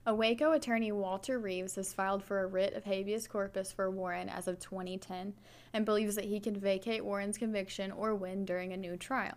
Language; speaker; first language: English; native; English